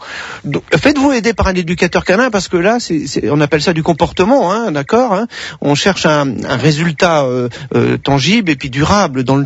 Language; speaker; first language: French; native; French